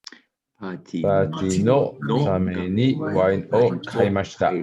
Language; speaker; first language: Japanese; non-native, learner; English